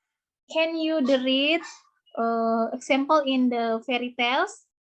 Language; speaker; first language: English; non-native, learner; Indonesian